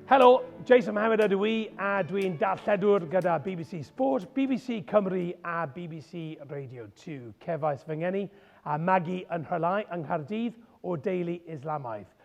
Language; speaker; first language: Welsh; non-native, local second language; English